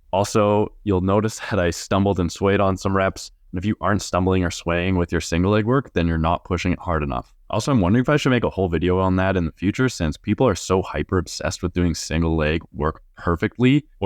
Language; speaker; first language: English; native; English